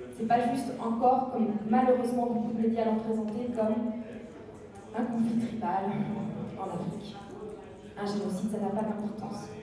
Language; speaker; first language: French; non-native, local second language; Kinyarwanda